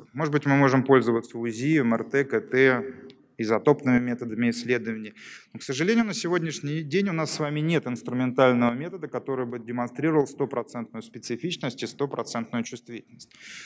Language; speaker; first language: Russian; native; Russian